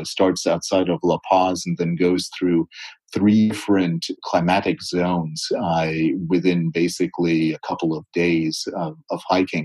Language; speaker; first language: English; native; English